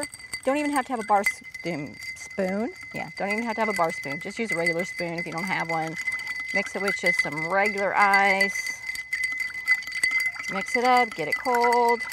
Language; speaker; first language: English; native; English